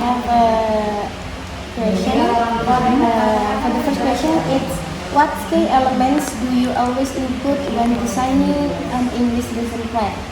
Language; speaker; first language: English; non-native, learner; Indonesian